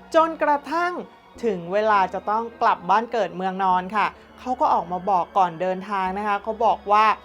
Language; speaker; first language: Thai; native; Thai